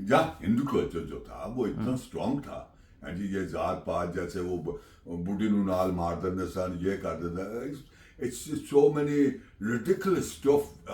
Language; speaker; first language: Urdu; non-native, local second language; Punjabi